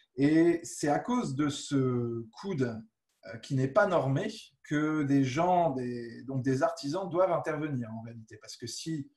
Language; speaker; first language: French; native; French